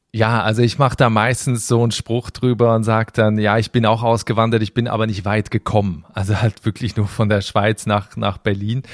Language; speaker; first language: German; native; German